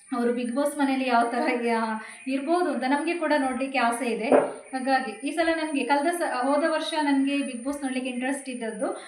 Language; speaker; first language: Kannada; native; Kannada